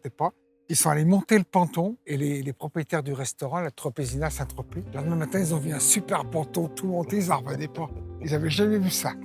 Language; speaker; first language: French; native; French